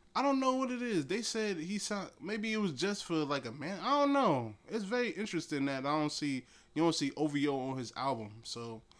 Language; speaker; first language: English; native; English